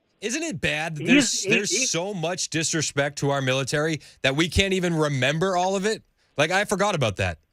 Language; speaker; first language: English; native; English